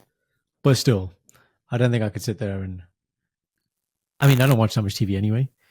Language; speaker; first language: English; early bilingual, other home language; Punjabi